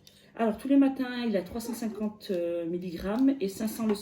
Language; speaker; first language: French; native; French